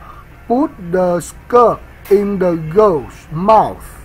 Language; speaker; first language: English; non-native, learner; Vietnamese